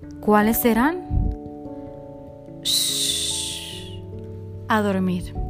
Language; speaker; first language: Spanish; native; Spanish